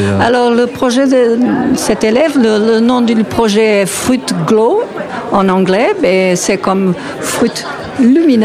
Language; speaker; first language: French; non-native, learner; Portuguese